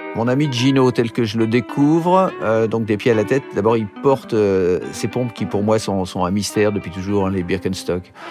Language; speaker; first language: French; native; French